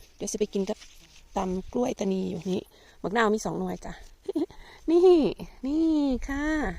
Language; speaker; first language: Thai; native; Thai